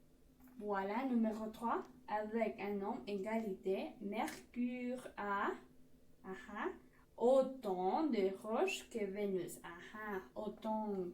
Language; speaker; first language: French; non-native, learner; Spanish